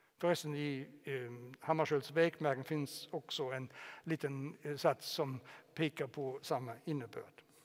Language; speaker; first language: Swedish; non-native, fluent; German